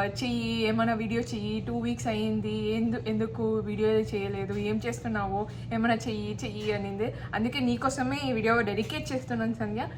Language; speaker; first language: Telugu; non-native, local second language; Kannada